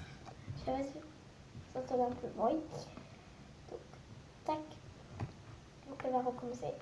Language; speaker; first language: French; native; French